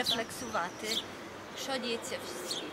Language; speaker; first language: Ukrainian; early bilingual, heritage; Ukrainian